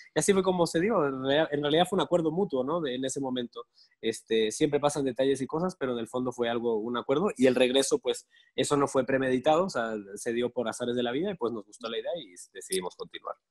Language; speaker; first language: Spanish; native; Spanish